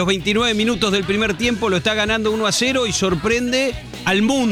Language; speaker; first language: Spanish; native; Spanish